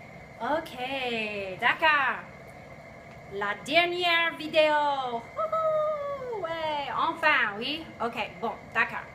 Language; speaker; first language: French; non-native, fluent; English